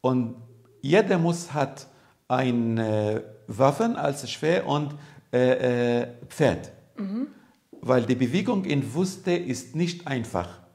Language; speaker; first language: German; non-native, learner; Arabic